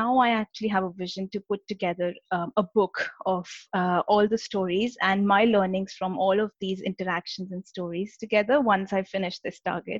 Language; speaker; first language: English; non-native, local second language; Hindi